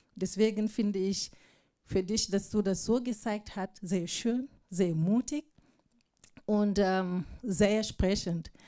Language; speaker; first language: German; non-native, fluent; Fula